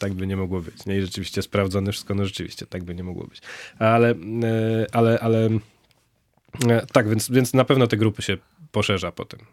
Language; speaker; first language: Polish; native; Polish